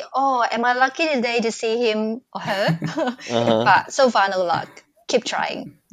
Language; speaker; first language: English; non-native, local second language; Cantonese